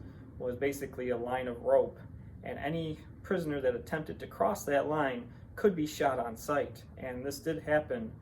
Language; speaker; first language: English; native; English